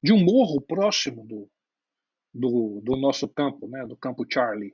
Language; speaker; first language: Portuguese; native; Portuguese